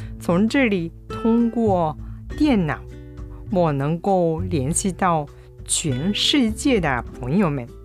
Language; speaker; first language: Chinese; non-native, fluent; Japanese